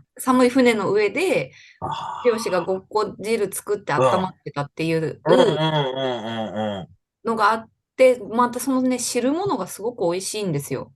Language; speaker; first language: Japanese; native; Japanese